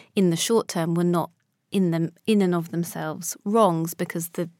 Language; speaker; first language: English; early bilingual, other home language; Polish